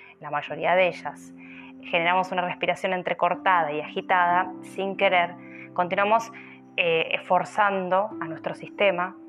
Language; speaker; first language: Spanish; native; Spanish